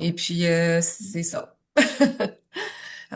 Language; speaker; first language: French; native; French